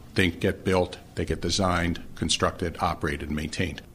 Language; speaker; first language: English; native; English